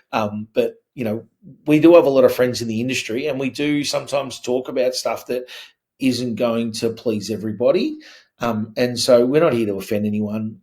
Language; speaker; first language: English; native; English